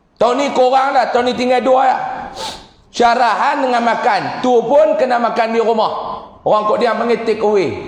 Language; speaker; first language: Malay; native; Malay